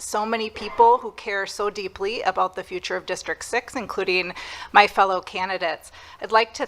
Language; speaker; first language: English; native; English